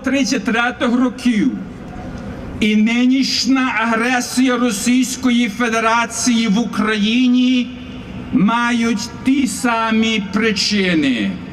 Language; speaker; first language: Ukrainian; early bilingual, heritage; Ukrainian